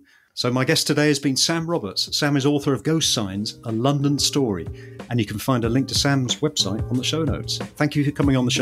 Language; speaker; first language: English; native; English